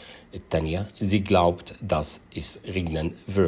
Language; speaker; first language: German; non-native, fluent; Arabic